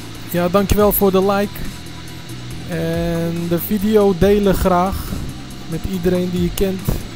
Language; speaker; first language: Dutch; early bilingual, other home language; Turkish